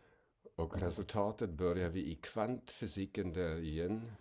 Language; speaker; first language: Swedish; non-native, fluent; German